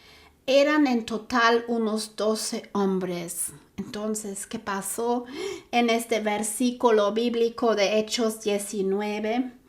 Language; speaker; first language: Spanish; non-native, fluent; German